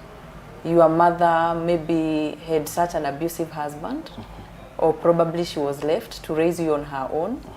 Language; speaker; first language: English; non-native, local second language; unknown